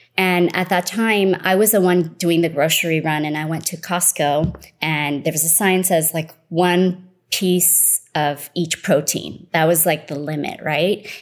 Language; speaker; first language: English; early bilingual, other home language; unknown